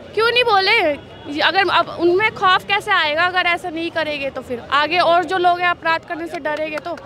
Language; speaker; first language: Hindi; native; Hindi